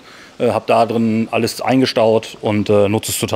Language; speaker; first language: German; native; German